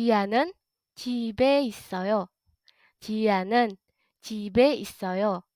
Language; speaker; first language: Korean; non-native, fluent; Indonesian